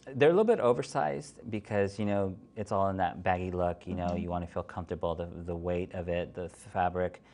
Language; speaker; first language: English; native; English